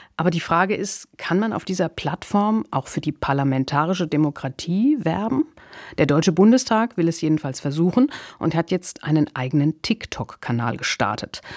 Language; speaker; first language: German; native; German